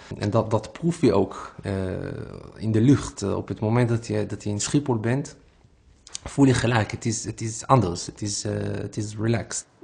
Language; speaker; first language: Dutch; non-native, fluent; Hebrew